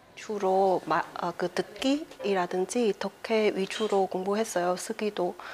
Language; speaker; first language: Korean; non-native, fluent; Vietnamese